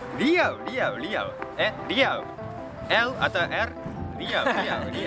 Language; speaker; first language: Indonesian; non-native, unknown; Japanese